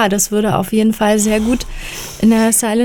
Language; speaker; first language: German; native; German